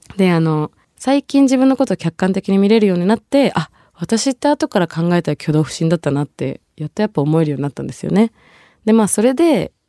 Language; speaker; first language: Japanese; early bilingual, other home language; Bangla